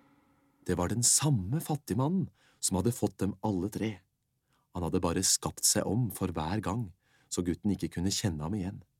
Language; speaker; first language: Norwegian; native; Norwegian